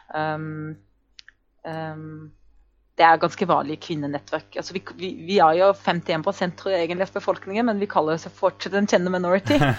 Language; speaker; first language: Norwegian; non-native, fluent; German